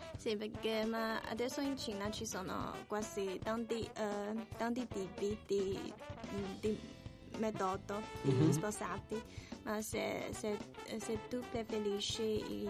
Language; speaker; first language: Italian; non-native, learner; Chinese